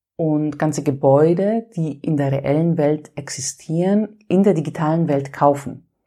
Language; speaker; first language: German; non-native, fluent; Greek